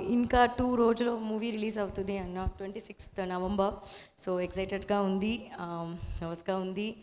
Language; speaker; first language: Telugu; non-native, learner; Tamil